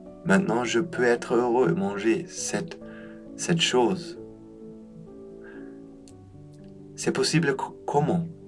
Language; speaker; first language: French; non-native, learner; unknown